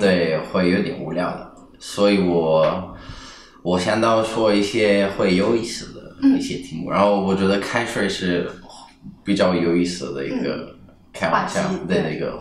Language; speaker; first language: Chinese; non-native, fluent; Italian